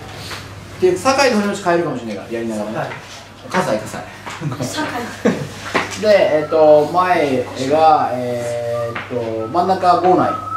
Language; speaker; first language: Japanese; native; Japanese